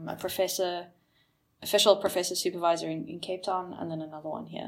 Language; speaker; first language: English; native; English